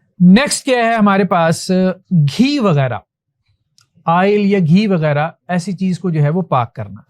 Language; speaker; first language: Urdu; non-native, local second language; Punjabi